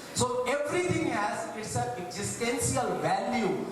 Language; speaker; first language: English; non-native, local second language; Hindi